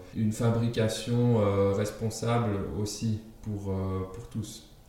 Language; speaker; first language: French; non-native, fluent; German